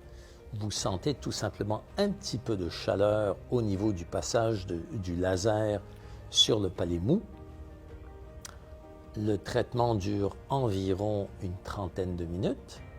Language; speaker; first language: French; native; French